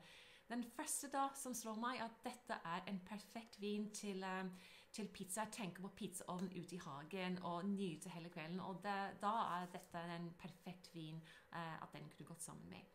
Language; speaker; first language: Norwegian; non-native, fluent; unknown